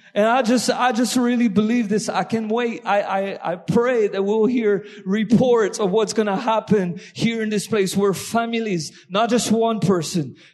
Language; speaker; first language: English; non-native, fluent; French